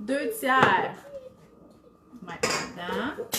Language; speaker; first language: French; native; French